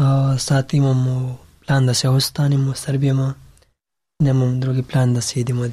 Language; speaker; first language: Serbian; non-native, learner; Pashto